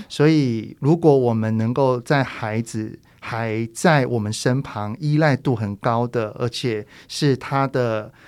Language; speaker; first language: Chinese; native; Chinese